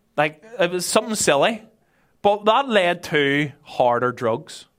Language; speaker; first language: English; native; English